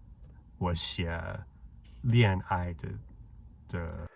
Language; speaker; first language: Chinese; non-native, fluent; English